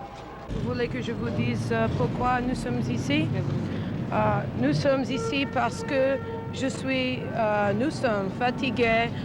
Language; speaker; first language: French; non-native, learner; English